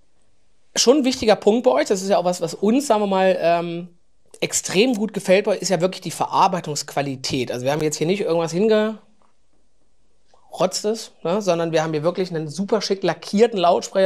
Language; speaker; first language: German; native; German